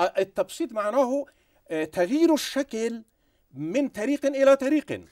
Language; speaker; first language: Arabic; non-native, fluent; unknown